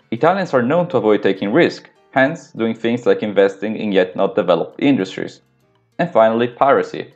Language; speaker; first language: English; non-native, fluent; Italian